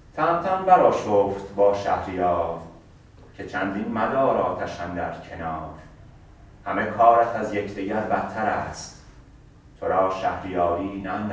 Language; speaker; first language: Persian; native; Persian